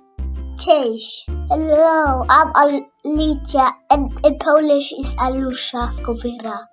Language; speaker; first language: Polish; early bilingual, heritage; Polish